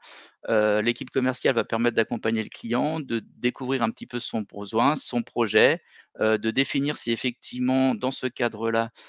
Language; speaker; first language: French; native; French